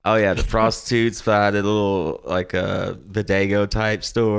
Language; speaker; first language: English; native; English